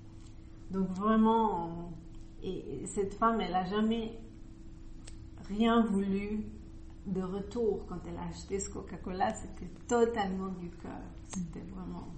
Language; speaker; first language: French; non-native, fluent; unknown